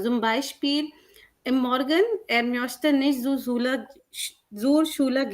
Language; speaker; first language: German; non-native, learner; Hindi